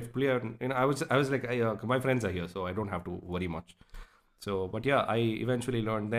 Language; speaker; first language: English; non-native, local second language; Tamil